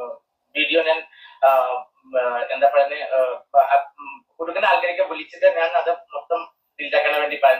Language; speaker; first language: Malayalam; non-native, fluent; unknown